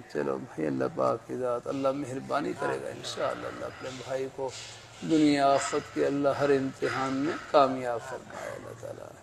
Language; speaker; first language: Urdu; native; Urdu